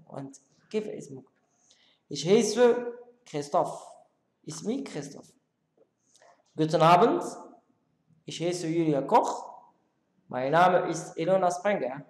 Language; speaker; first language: German; non-native, learner; Arabic